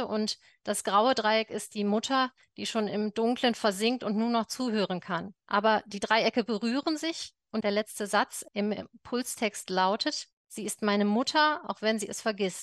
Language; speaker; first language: German; native; German